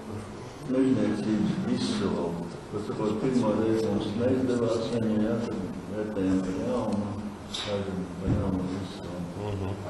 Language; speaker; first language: Latvian; native; Latvian